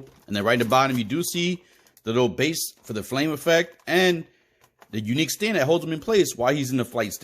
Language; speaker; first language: English; native; English